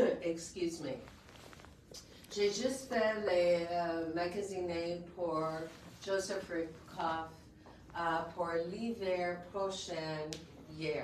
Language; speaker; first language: French; non-native, local second language; English